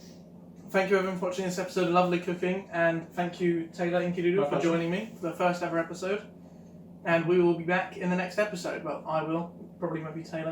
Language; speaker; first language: English; native; English